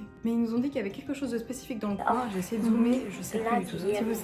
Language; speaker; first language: French; native; French